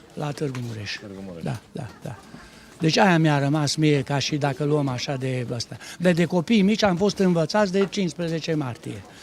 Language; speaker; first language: Romanian; non-native, local second language; Hungarian